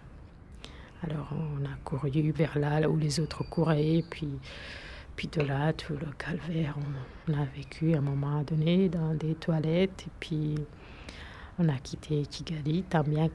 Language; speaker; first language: French; non-native, local second language; Kinyarwanda